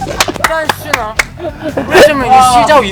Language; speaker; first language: Chinese; non-native, learner; Korean